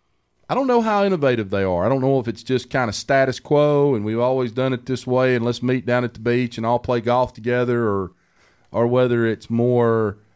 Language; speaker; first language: English; native; English